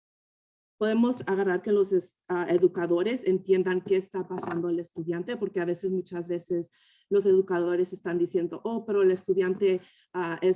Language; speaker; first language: Spanish; early bilingual, heritage; Spanish